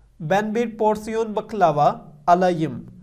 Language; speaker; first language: Turkish; non-native, learner; Urdu